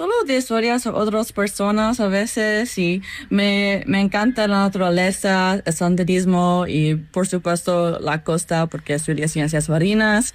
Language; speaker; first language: Spanish; non-native, learner; English